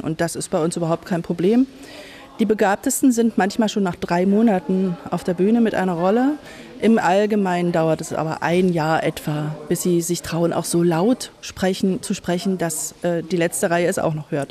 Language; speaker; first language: German; native; German